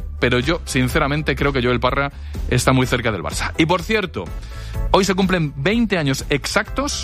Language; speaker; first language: Spanish; native; Spanish